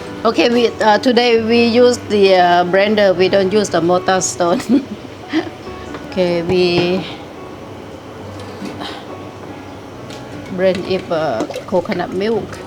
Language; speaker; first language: English; non-native, learner; Thai